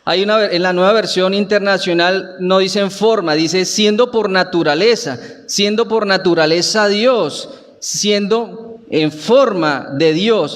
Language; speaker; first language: Spanish; native; Spanish